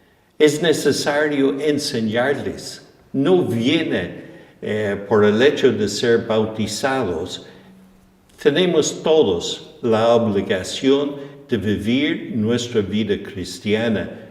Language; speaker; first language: Spanish; non-native, fluent; English